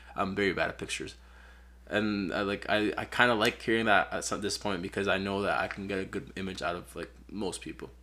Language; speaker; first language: English; non-native, fluent; Spanish